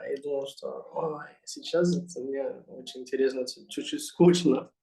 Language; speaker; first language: Russian; non-native, learner; Portuguese